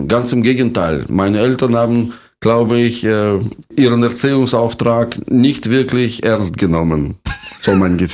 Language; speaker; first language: German; non-native, fluent; Russian